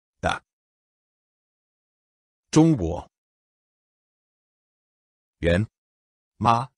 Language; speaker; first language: Chinese; non-native, learner; English